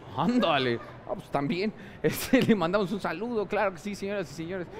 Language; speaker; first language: Spanish; native; Spanish